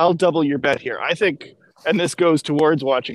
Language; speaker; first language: English; native; English